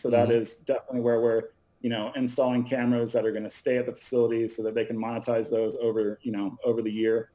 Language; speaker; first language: English; native; English